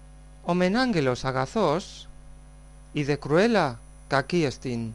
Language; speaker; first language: Greek; non-native, fluent; Spanish